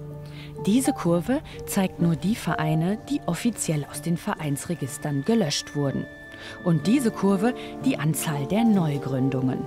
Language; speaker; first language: German; native; German